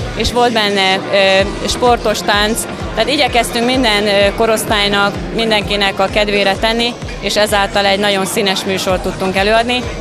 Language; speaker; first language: Hungarian; native; Hungarian